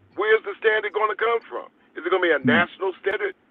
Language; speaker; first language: English; native; English